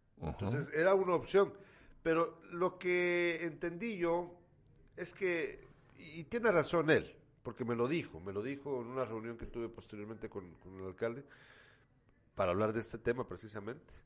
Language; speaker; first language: Spanish; native; Spanish